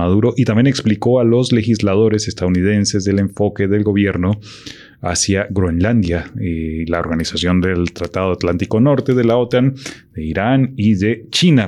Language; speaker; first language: Spanish; native; Spanish